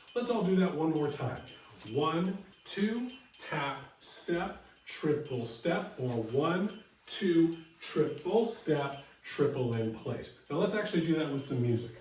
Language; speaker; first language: English; native; English